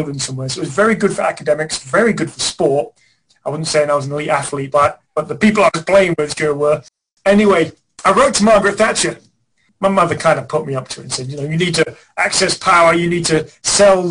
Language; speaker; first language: English; native; English